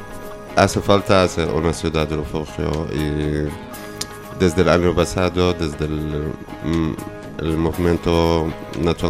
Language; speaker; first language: Spanish; non-native, learner; Arabic